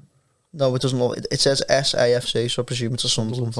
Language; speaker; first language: English; native; English